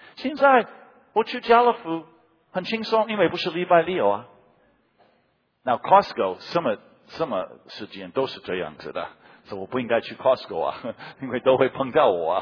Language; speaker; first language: Chinese; non-native, fluent; English